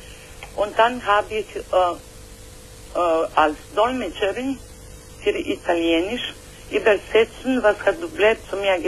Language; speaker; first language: German; non-native, learner; Croatian